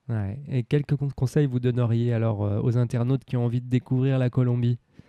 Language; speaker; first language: French; native; French